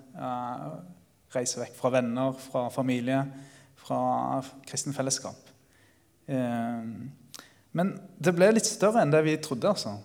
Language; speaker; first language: Norwegian; early bilingual, other home language; Spanish